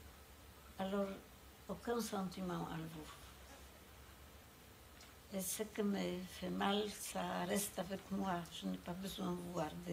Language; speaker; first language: French; non-native, fluent; Polish